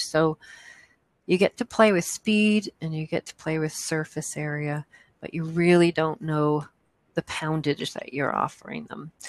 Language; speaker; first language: English; native; English